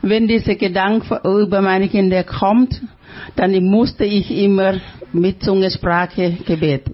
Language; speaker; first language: German; non-native, fluent; Thai